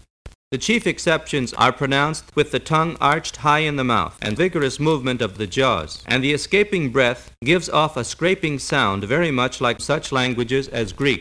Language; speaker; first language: English; native; English